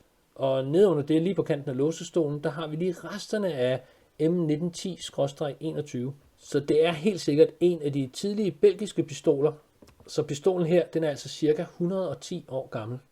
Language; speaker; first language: Danish; native; Danish